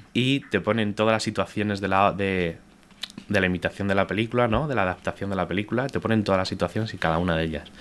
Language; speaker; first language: Spanish; native; Spanish